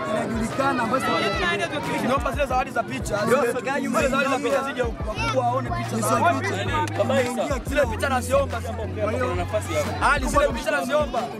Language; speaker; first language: Swahili; non-native, local second language; Bembe